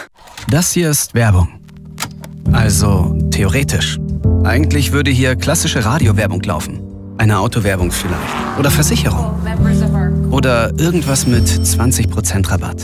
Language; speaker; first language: German; native; German